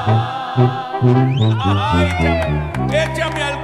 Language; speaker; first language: Spanish; native; Spanish